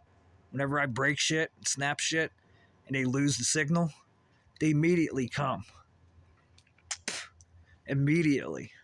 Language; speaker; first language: English; native; English